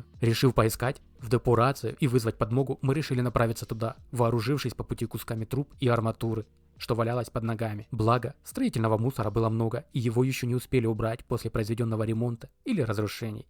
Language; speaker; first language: Russian; native; Russian